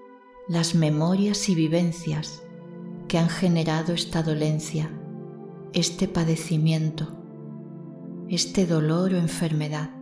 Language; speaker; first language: Spanish; native; Spanish